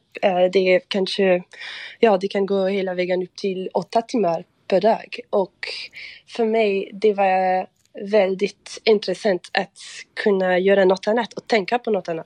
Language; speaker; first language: Swedish; non-native, fluent; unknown